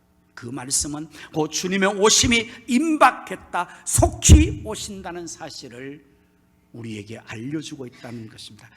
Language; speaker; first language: Korean; native; Korean